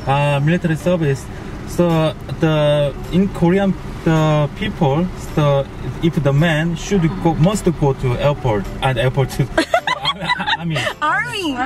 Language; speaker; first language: English; non-native, learner; Korean